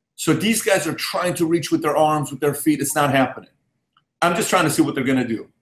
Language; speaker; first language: English; early bilingual, other home language; Persian